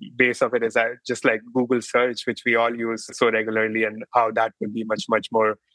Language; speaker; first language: English; non-native, local second language; Hindi